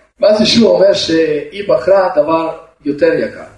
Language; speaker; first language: Hebrew; non-native, fluent; Russian